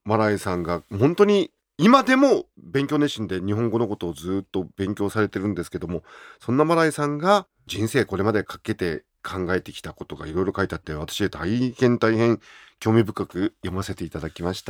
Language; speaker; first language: Japanese; native; Japanese